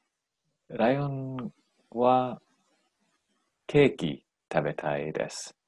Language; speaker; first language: Japanese; non-native, learner; English